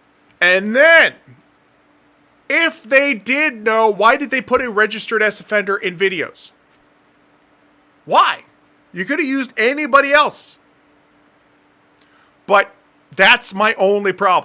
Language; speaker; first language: English; native; English